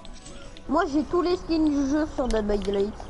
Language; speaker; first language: French; native; French